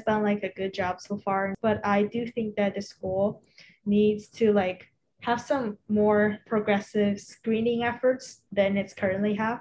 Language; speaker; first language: English; non-native, fluent; Chinese